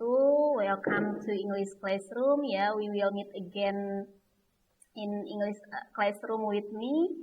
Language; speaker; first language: English; non-native, learner; Indonesian